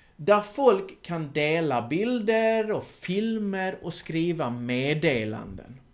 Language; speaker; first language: Swedish; native; Swedish